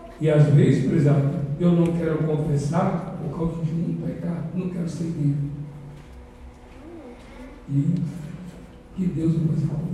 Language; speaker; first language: Portuguese; native; Portuguese